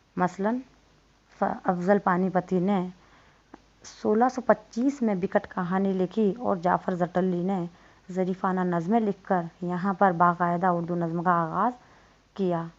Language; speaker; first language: Urdu; native; Urdu